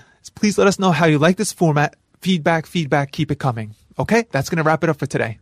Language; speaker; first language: English; native; English